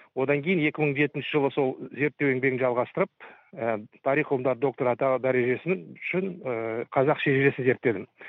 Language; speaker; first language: Kazakh; native; Kazakh